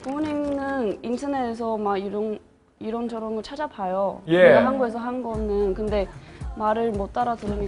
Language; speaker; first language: Korean; non-native, fluent; Chinese